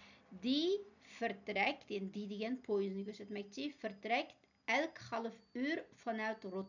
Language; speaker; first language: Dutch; non-native, fluent; Uyghur